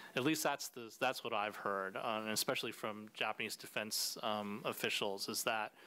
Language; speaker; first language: English; native; English